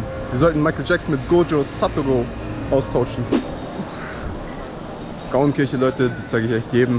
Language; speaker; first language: German; native; German